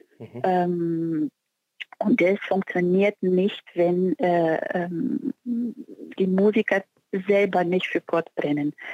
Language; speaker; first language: German; non-native, fluent; Portuguese